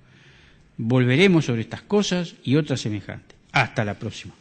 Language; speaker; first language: Spanish; native; Spanish